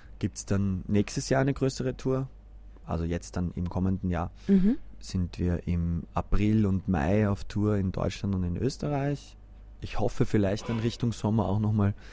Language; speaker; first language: German; native; German